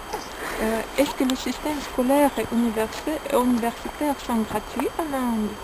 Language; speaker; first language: French; non-native, fluent; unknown